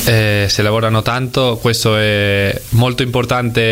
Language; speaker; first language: Italian; non-native, fluent; Spanish